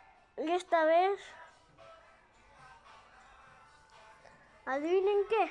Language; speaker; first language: Spanish; early bilingual, heritage; Spanish